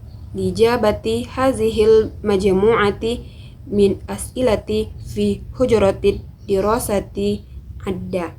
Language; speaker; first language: Arabic; non-native, learner; Indonesian